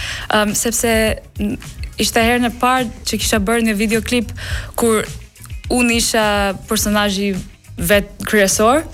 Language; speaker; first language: Albanian; non-native, fluent; English